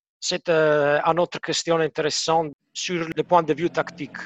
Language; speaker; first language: French; non-native, fluent; Italian